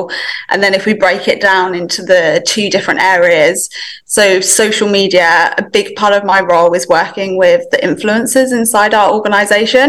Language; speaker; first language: English; native; English